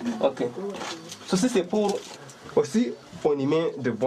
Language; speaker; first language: French; non-native, local second language; Kinyarwanda